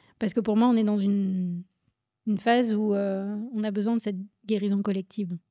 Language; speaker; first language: French; native; French